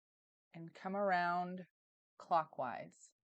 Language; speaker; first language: English; native; English